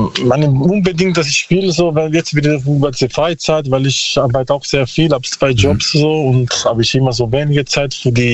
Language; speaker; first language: German; non-native, learner; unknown